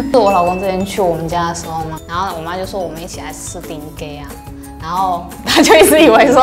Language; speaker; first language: Chinese; native; Chinese